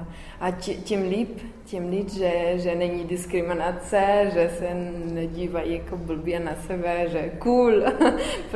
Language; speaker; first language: Czech; early bilingual, heritage; Arabic